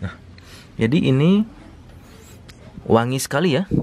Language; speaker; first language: Indonesian; native; Indonesian